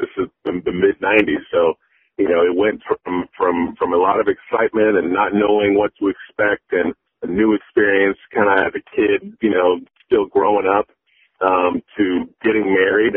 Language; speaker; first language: English; native; English